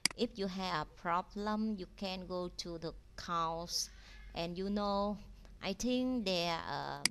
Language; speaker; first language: English; non-native, learner; Vietnamese